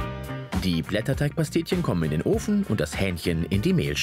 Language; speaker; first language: German; native; German